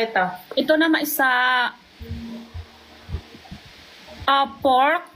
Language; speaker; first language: Filipino; non-native, learner; Chinese